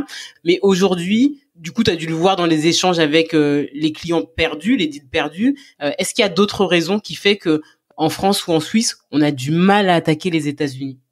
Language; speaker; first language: French; native; French